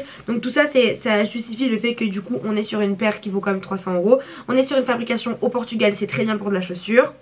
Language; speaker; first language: French; native; French